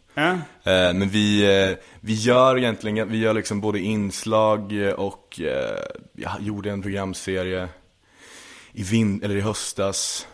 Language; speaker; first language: Swedish; native; Swedish